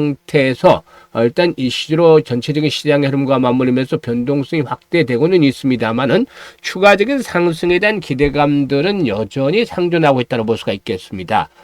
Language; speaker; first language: Korean; native; Korean